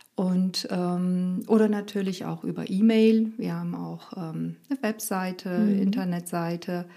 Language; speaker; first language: German; early bilingual, other home language; Romanian